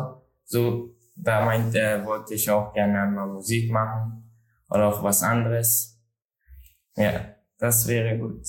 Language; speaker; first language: German; non-native, learner; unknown